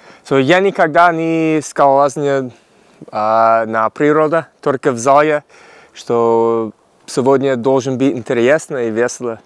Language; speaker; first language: Russian; non-native, learner; English